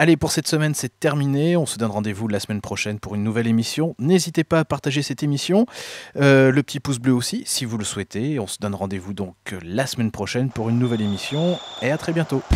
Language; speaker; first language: French; native; French